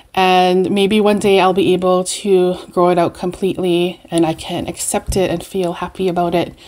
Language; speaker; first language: English; native; English